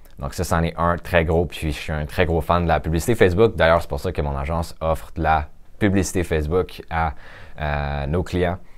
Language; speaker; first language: French; native; French